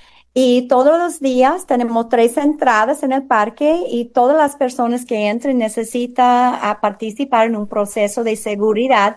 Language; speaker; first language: Spanish; non-native, fluent; English